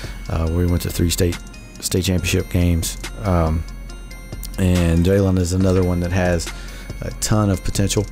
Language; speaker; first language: English; native; English